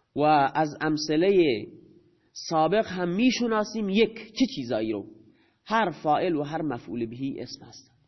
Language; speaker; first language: Persian; non-native, local second language; Baluchi